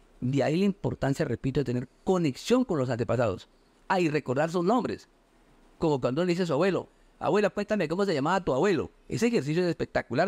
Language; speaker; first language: Spanish; native; Spanish